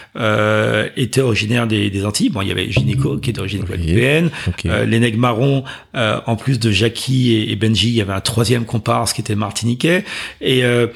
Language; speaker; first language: French; native; French